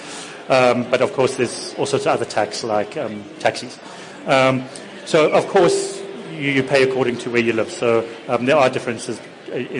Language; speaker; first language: English; native; English